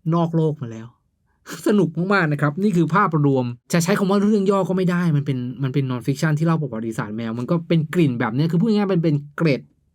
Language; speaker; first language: Thai; native; Thai